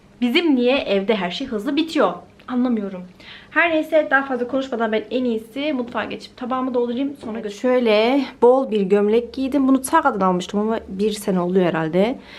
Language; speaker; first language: Turkish; early bilingual, heritage; Turkish